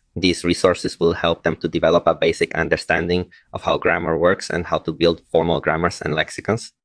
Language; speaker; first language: English; non-native, fluent; Polish